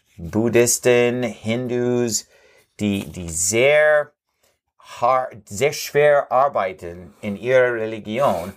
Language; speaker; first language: German; non-native, fluent; English